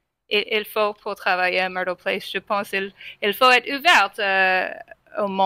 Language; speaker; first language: French; non-native, fluent; English